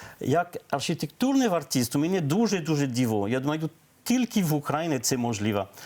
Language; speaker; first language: Ukrainian; non-native, learner; French